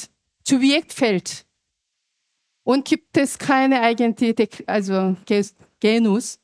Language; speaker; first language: German; non-native, fluent; Korean